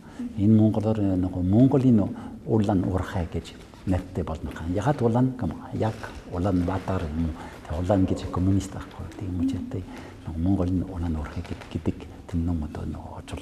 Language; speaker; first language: Mongolian; non-native, fluent; French